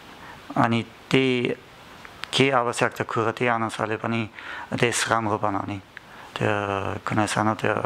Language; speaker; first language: Nepali; non-native, learner; German